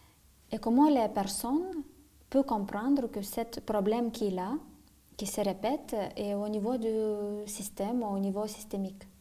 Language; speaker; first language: French; non-native, fluent; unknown